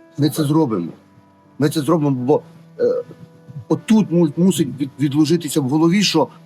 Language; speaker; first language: Ukrainian; native; Ukrainian